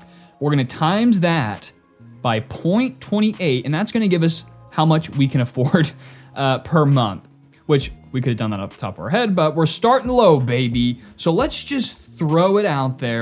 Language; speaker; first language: English; native; English